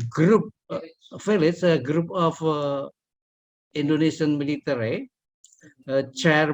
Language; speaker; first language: English; non-native, learner; Indonesian